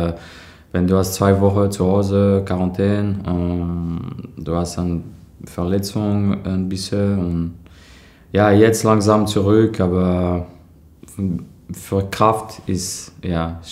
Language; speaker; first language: German; non-native, learner; French